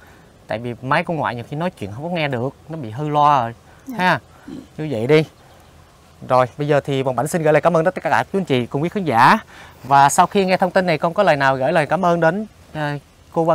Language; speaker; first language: Vietnamese; native; Vietnamese